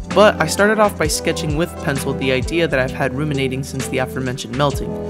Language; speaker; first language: English; native; English